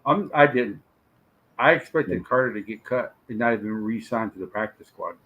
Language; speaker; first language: English; native; English